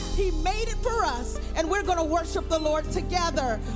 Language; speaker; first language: English; native; English